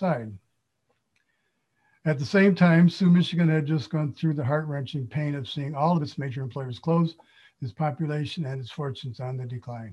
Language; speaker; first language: English; native; English